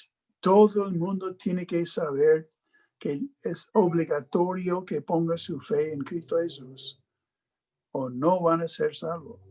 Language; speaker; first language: Spanish; non-native, fluent; English